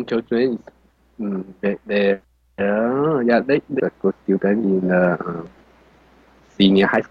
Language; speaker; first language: English; non-native, learner; Chinese